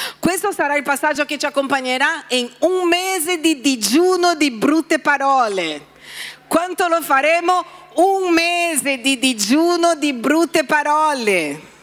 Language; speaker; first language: Italian; non-native, fluent; Portuguese